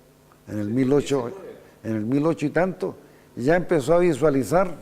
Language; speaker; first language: Spanish; native; Spanish